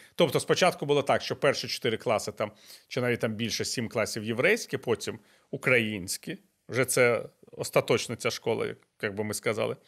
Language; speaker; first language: Ukrainian; native; Ukrainian